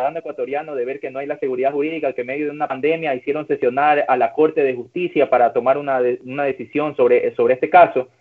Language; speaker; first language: Spanish; native; Spanish